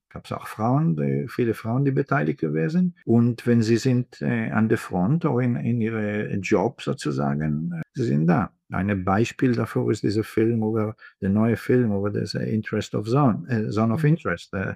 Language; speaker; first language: German; non-native, fluent; Hebrew